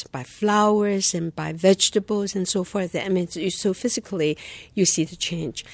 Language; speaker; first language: English; non-native, fluent; Chinese